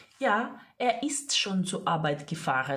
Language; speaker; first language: German; non-native, fluent; Ukrainian